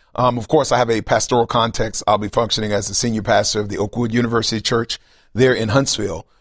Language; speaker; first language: English; native; English